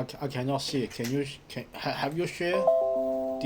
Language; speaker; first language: English; non-native, learner; Cantonese